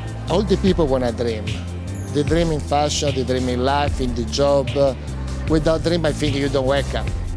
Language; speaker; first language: English; non-native, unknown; Italian